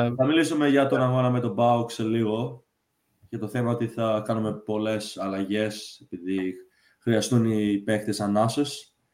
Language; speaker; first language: Greek; early bilingual, heritage; Greek